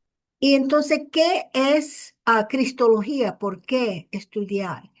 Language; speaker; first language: Spanish; early bilingual, heritage; English